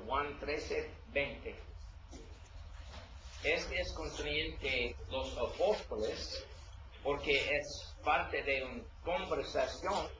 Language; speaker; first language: Spanish; non-native, learner; English